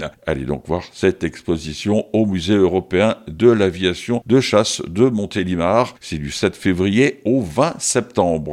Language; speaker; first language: French; native; French